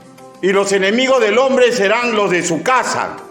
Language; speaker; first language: Spanish; native; Spanish